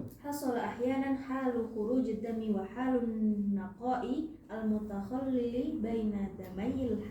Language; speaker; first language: Arabic; non-native, learner; Indonesian